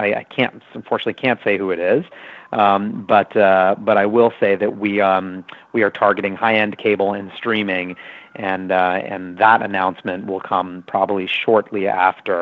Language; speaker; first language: English; native; English